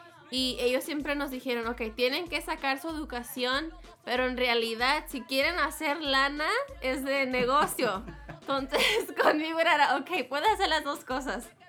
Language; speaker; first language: Spanish; early bilingual, heritage; Spanish